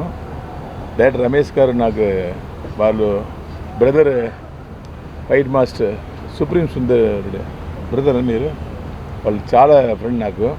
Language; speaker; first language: Telugu; non-native, learner; Tamil